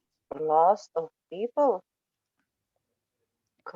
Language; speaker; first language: English; non-native, learner; Russian